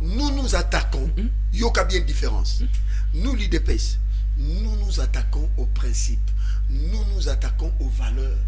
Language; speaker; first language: French; non-native, local second language; Lingala